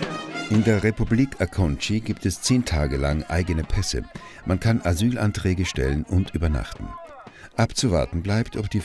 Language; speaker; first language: German; native; German